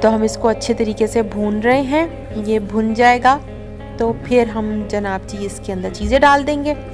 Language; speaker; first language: Urdu; native; Urdu